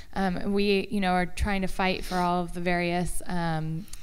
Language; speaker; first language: English; native; English